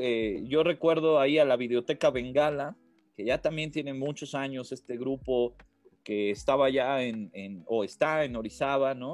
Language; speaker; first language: Spanish; native; Spanish